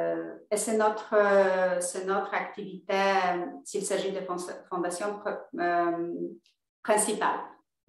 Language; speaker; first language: French; non-native, fluent; Polish